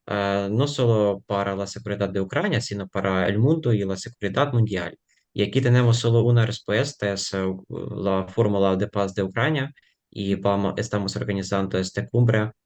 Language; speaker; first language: Spanish; non-native, fluent; Ukrainian